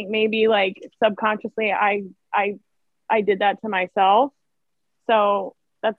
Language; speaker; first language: English; native; English